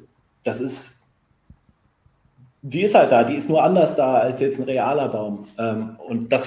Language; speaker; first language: German; native; German